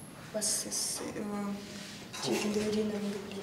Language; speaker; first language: German; non-native, fluent; Russian